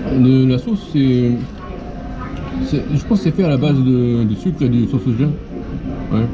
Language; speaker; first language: French; non-native, fluent; Japanese